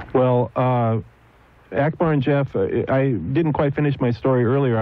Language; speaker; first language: English; native; English